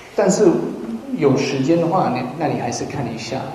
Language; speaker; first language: Chinese; non-native, fluent; English